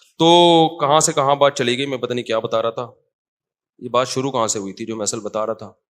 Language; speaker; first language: Urdu; native; Urdu